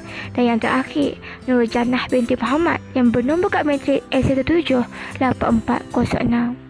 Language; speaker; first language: Malay; native; Malay